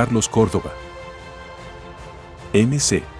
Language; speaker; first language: Spanish; native; Spanish